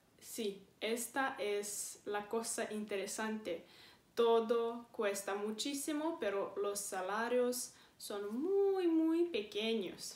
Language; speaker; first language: Spanish; non-native, fluent; Romanian